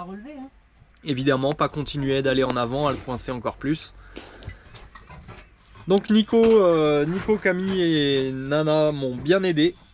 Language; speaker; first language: French; native; French